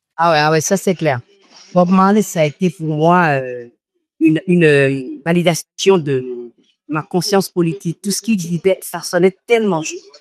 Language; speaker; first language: French; non-native, local second language; Fon